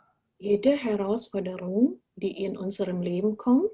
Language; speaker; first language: German; non-native, fluent; Indonesian